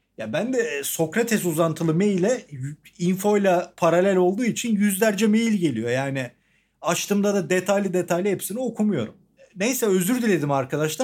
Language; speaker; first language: Turkish; native; Turkish